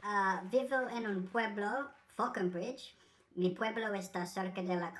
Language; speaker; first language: Spanish; non-native, learner; English